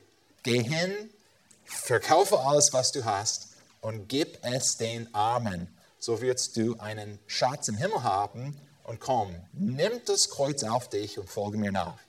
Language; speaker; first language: German; non-native, fluent; English